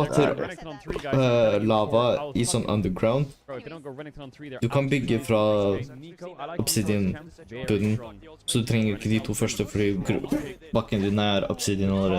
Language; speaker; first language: Norwegian; native; Norwegian